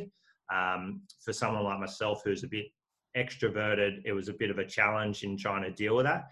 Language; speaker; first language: English; native; English